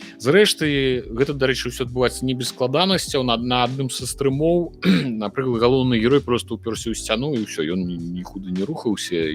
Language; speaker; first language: Belarusian; non-native, local second language; Russian